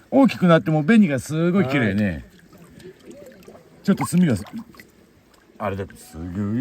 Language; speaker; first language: Japanese; native; Japanese